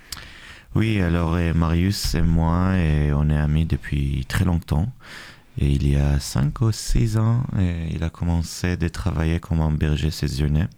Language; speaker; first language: French; non-native, fluent; Hebrew